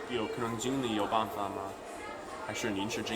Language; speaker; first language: Chinese; non-native, fluent; English